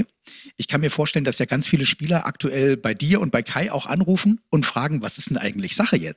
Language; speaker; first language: German; native; German